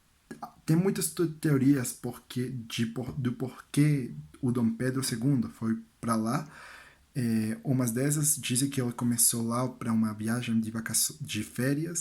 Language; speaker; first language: Portuguese; non-native, learner; Spanish